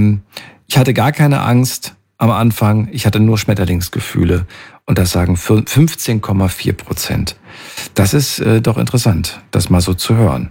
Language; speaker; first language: German; native; German